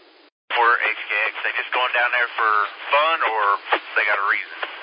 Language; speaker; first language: English; native; English